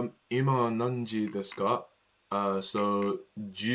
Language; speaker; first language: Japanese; non-native, learner; English